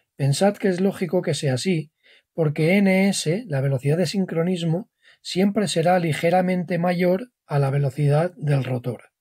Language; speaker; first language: Spanish; non-native, local second language; Catalan